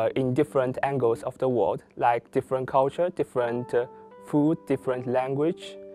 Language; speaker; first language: English; non-native, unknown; Chinese